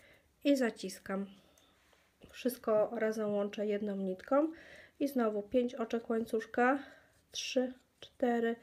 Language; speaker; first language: Polish; native; Polish